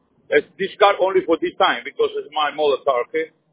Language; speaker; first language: English; non-native, learner; Spanish